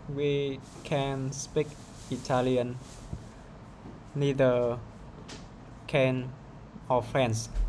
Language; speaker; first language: English; non-native, learner; Vietnamese